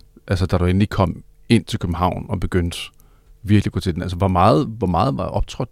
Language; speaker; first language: Danish; native; Danish